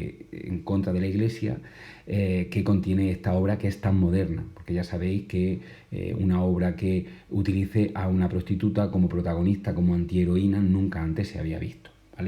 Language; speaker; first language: Spanish; native; Spanish